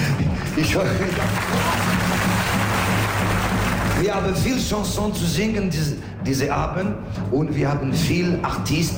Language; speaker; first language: German; non-native, learner; French